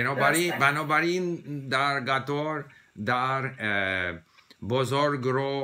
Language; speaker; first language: Persian; non-native, learner; English